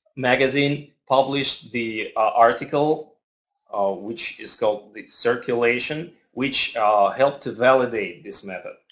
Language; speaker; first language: English; non-native, fluent; Russian